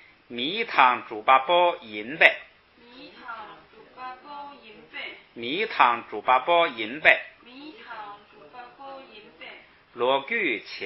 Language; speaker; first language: Chinese; native; Chinese